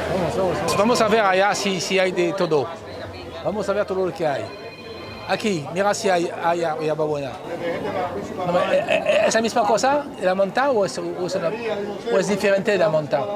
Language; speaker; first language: Spanish; non-native, learner; French